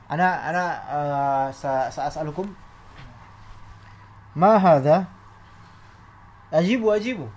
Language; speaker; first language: Arabic; non-native, fluent; Indonesian